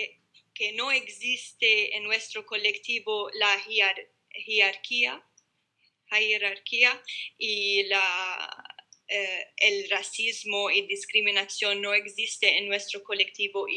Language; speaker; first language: Spanish; non-native, learner; Arabic